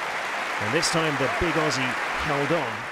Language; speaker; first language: English; native; English